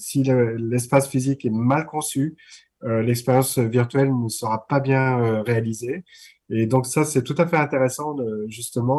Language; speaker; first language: French; native; French